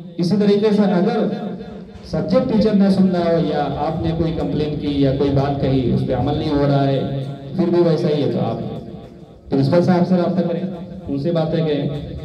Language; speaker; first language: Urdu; native; Urdu